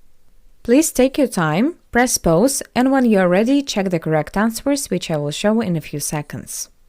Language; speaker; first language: English; non-native, fluent; Russian